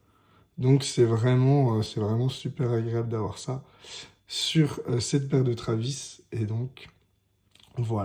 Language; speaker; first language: French; native; French